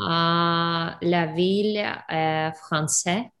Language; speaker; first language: French; non-native, learner; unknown